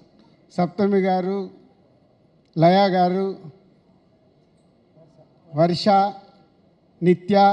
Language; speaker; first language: Telugu; native; Telugu